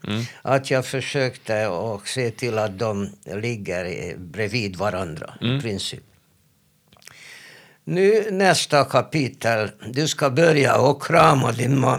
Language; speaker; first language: Swedish; non-native, fluent; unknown